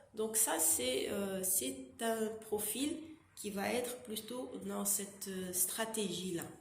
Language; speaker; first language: French; non-native, local second language; Arabic